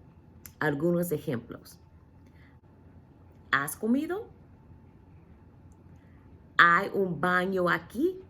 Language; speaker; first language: Spanish; non-native, fluent; English